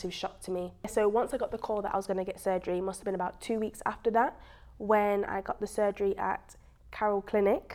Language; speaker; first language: English; native; English